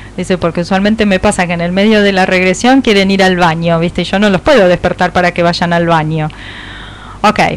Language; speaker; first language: Spanish; native; Spanish